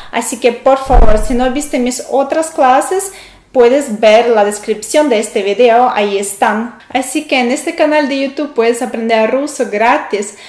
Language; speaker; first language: Spanish; non-native, fluent; Russian